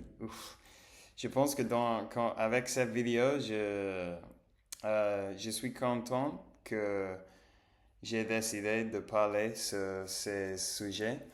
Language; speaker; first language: French; non-native, learner; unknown